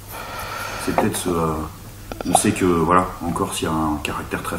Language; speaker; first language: French; native; French